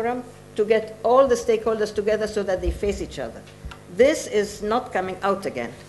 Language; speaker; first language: English; non-native, fluent; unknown